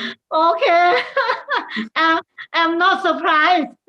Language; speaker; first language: English; non-native, learner; Thai